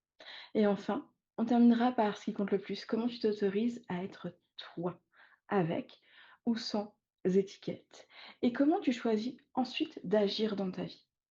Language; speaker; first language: French; native; French